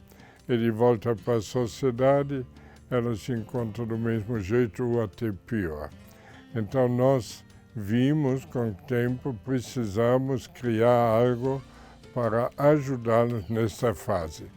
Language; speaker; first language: Portuguese; non-native, fluent; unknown